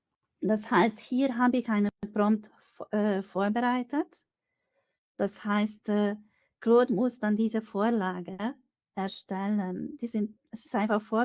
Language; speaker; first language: German; non-native, fluent; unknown